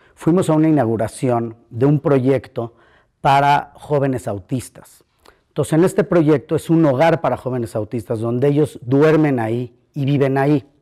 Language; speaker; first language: Spanish; native; Spanish